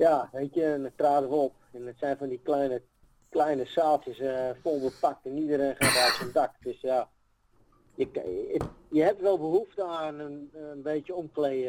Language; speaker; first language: Dutch; native; Dutch